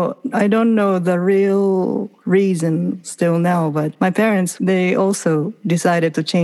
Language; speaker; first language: English; non-native, fluent; Japanese